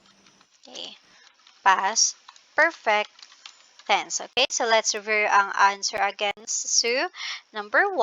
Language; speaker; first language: English; non-native, local second language; Filipino